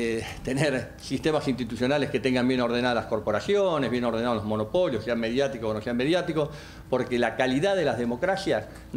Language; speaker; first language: Spanish; native; Spanish